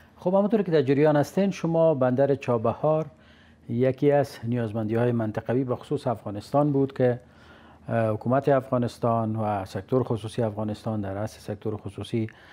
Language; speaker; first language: Persian; native; Persian